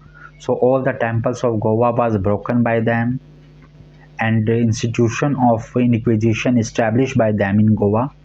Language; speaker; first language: English; non-native, local second language; Hindi